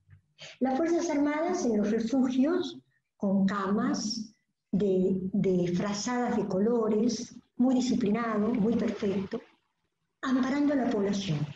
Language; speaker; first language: Spanish; native; Spanish